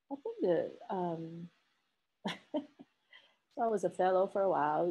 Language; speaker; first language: English; non-native, fluent; Chinese